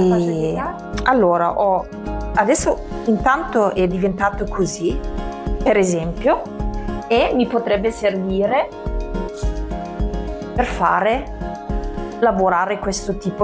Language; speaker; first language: Italian; non-native, fluent; German